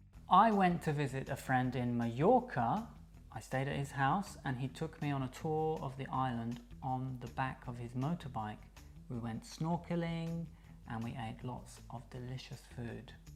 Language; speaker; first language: English; native; English